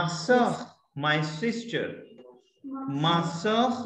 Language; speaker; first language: French; non-native, fluent; Hindi